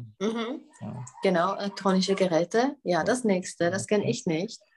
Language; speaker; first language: German; non-native, fluent; Czech